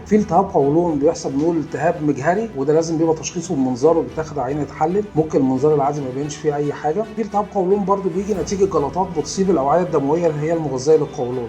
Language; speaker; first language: Arabic; native; Arabic